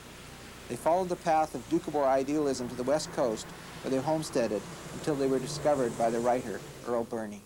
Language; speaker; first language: English; native; English